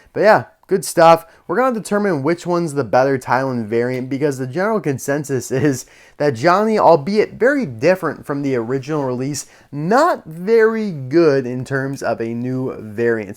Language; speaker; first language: English; native; English